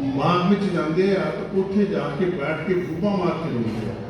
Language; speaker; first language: Hindi; non-native, local second language; Punjabi